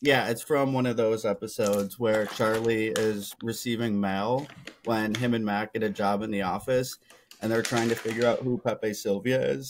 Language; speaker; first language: English; native; English